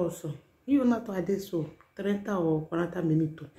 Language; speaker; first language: Italian; non-native, learner; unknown